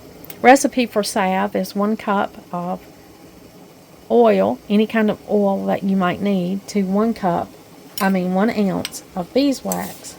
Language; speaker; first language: English; native; English